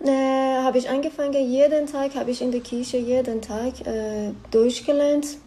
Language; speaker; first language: German; non-native, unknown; Persian